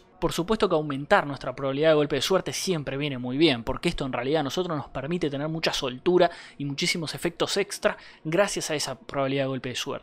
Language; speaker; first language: Spanish; native; Spanish